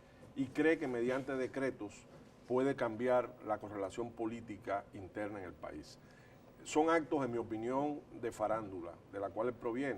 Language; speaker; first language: Spanish; native; Spanish